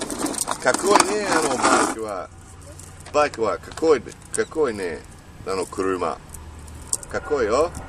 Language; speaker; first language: Japanese; non-native, learner; English